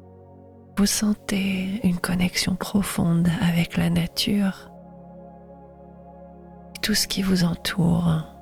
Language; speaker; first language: French; native; French